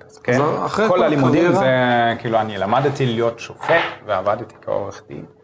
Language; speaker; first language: Hebrew; non-native, fluent; German